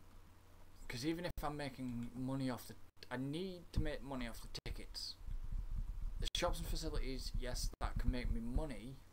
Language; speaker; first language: English; native; English